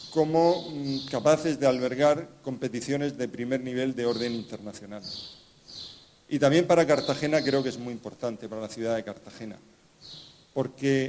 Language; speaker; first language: Spanish; native; Spanish